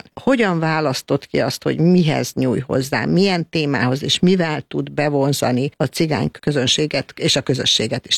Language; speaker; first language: Hungarian; native; Hungarian